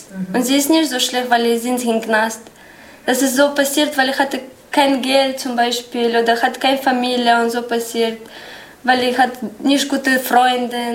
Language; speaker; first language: German; non-native, learner; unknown